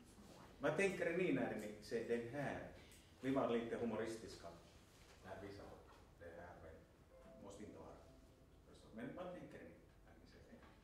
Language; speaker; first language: Swedish; non-native, local second language; Finnish